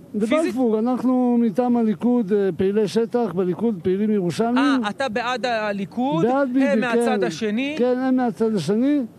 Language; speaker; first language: Hebrew; native; Hebrew